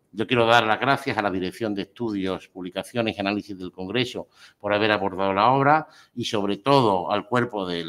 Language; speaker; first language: Spanish; native; Spanish